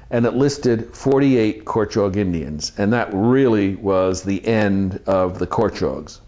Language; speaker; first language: English; native; English